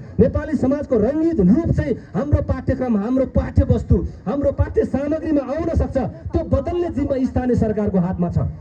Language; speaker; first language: Nepali; non-native, local second language; Eastern Tamang